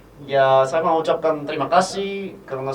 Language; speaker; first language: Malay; non-native, fluent; Korean